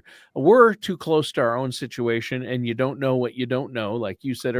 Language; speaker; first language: English; native; English